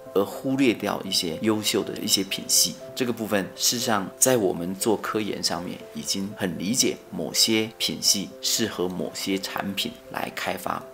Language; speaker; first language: Chinese; native; Chinese